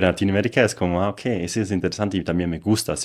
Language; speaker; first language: Spanish; non-native, fluent; German